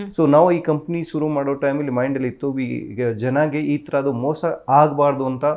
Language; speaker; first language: Kannada; non-native, fluent; Hindi